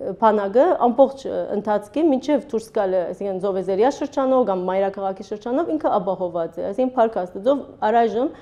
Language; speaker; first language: Armenian; early bilingual, heritage; Armenian